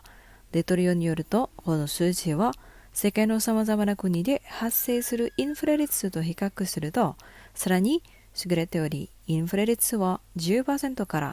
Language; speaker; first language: Japanese; non-native, fluent; Indonesian